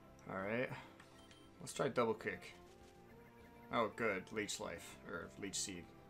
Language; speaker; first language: English; native; English